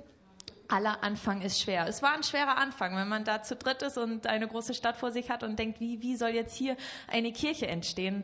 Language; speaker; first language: German; native; German